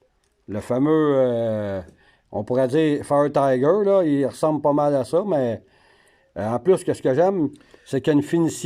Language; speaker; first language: French; native; French